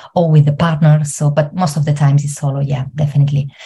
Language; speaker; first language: English; non-native, fluent; Spanish